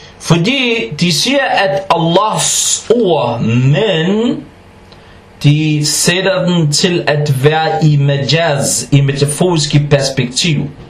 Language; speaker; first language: Danish; non-native, fluent; Arabic